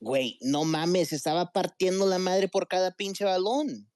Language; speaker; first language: Spanish; early bilingual, heritage; Spanish